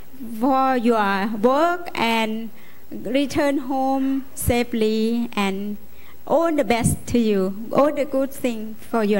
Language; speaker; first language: English; non-native, learner; Lao